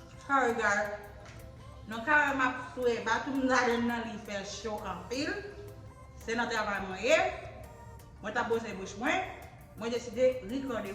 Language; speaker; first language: French; non-native, learner; Haitian Creole